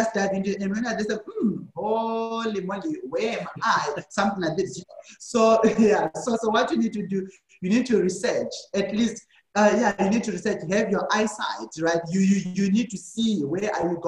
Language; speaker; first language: English; non-native, local second language; Shona